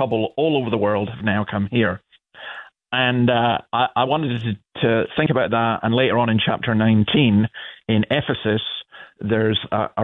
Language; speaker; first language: English; native; English